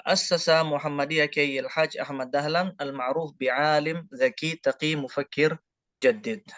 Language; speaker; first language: Arabic; non-native, learner; Indonesian